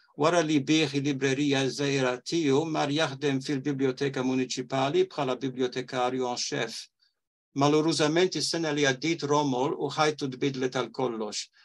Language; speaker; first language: Maltese; early bilingual, heritage; Maltese